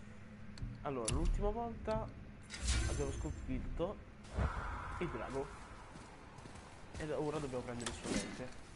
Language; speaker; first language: Italian; native; Italian